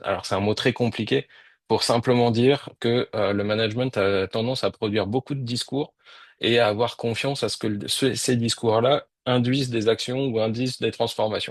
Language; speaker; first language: French; native; French